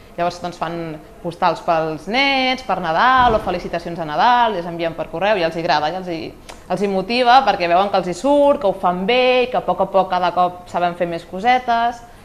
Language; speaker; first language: Catalan; native; Catalan